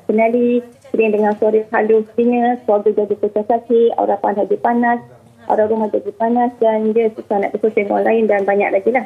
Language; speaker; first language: Malay; native; Malay